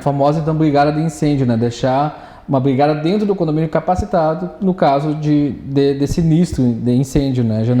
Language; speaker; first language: Portuguese; native; Portuguese